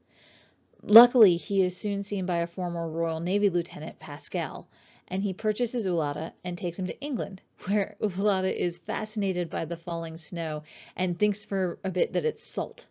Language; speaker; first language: English; native; English